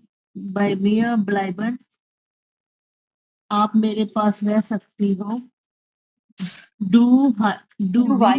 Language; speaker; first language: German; non-native, learner; Urdu